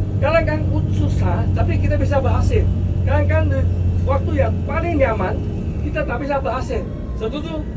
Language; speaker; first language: Malay; non-native, local second language; Chinese